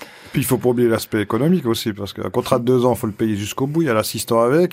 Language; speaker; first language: French; native; French